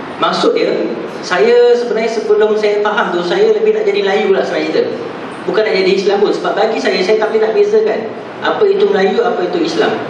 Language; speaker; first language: Malay; non-native, local second language; Tamil